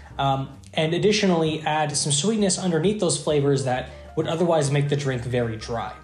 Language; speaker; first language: English; native; English